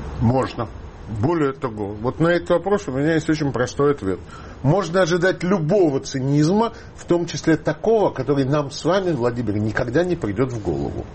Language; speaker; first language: Russian; native; Russian